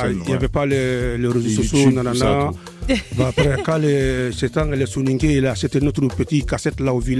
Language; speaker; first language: French; early bilingual, other home language; Soninke